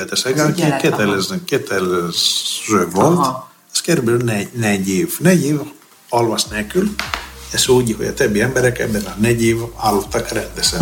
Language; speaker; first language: Hungarian; non-native, fluent; Greek